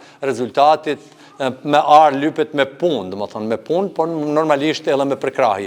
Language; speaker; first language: Albanian; native; Albanian